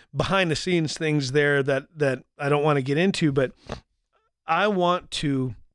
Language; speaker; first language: English; native; English